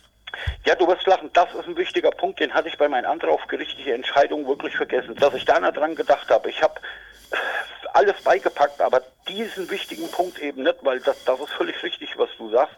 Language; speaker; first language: German; native; German